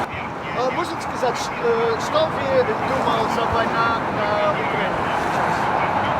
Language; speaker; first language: Russian; non-native, learner; English